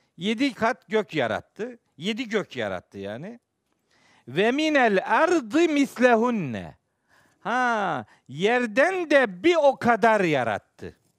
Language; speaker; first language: Turkish; native; Turkish